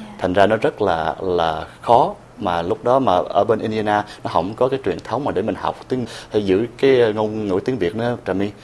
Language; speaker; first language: Vietnamese; early bilingual, heritage; Vietnamese